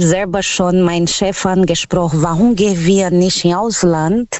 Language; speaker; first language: German; non-native, learner; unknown